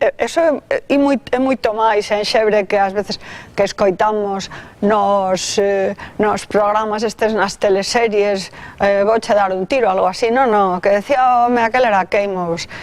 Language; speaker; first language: Galician; non-native, local second language; Spanish